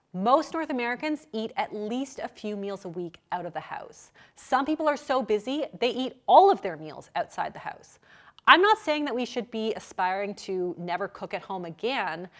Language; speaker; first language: English; native; English